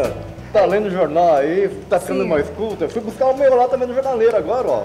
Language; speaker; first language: Portuguese; native; Portuguese